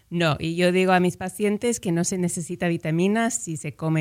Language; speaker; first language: Spanish; non-native, fluent; English